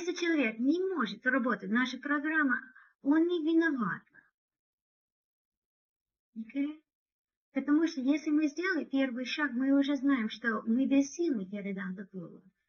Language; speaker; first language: Russian; non-native, learner; English